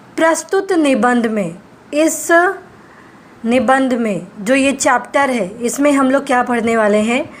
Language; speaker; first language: Hindi; non-native, local second language; Gujarati